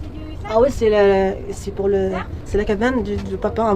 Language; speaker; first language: French; non-native, local second language; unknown